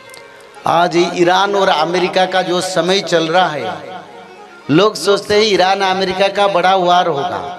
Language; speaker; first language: Hindi; non-native, local second language; Odia